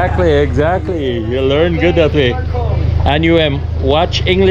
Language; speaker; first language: English; native; English